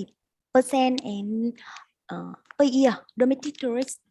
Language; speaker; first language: English; non-native, learner; Vietnamese